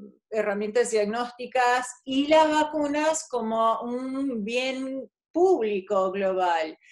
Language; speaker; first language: Spanish; non-native, fluent; English